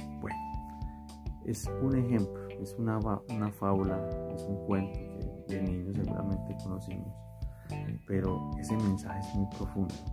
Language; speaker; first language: Spanish; native; Spanish